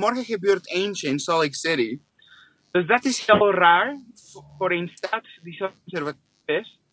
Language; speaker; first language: Dutch; non-native, fluent; English